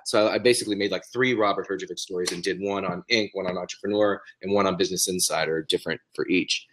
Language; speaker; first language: English; native; English